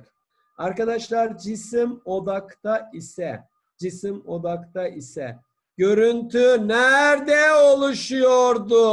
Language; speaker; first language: Turkish; native; Turkish